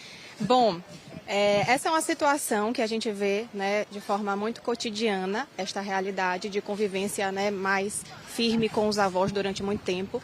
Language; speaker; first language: Portuguese; native; Portuguese